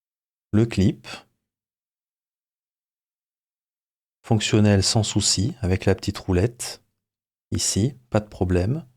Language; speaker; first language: French; native; French